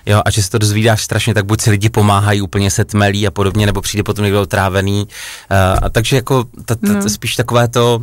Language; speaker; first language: Czech; native; Czech